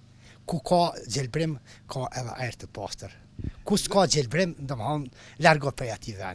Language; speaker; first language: Albanian; native; Albanian